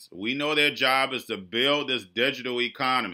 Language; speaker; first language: English; native; English